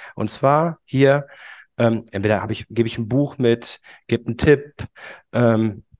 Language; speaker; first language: German; native; German